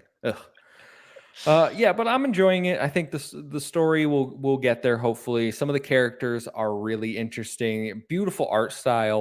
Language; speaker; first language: English; native; English